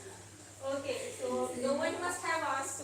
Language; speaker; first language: English; non-native, local second language; Hindi